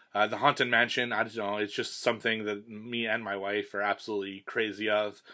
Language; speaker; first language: English; native; English